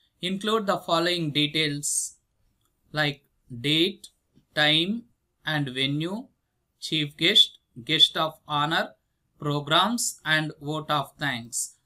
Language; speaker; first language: English; non-native, local second language; Telugu